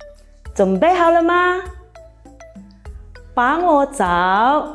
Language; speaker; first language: Chinese; non-native, fluent; Filipino